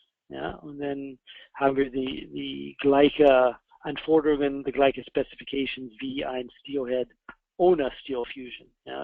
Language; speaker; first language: German; non-native, fluent; English